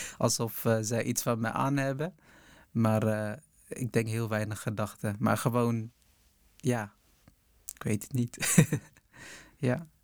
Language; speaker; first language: Dutch; early bilingual, other home language; Tigrinya